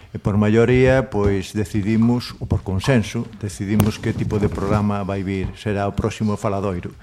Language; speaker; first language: Galician; non-native, local second language; Spanish